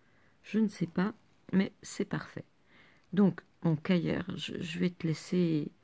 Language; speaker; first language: French; native; French